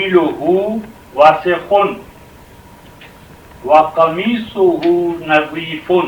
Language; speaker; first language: Arabic; non-native, fluent; Urdu